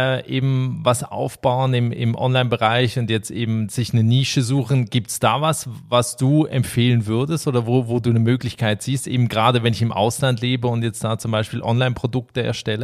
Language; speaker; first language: German; native; German